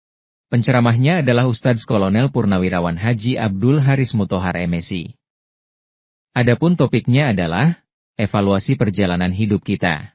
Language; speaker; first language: Indonesian; native; Indonesian